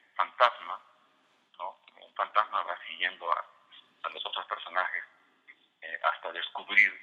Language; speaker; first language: Spanish; native; Spanish